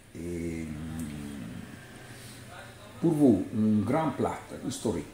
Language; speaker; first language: French; non-native, learner; Italian